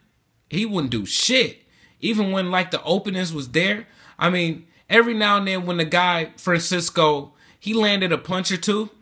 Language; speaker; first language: English; native; English